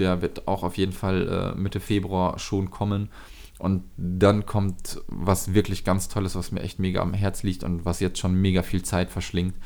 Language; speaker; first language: German; native; German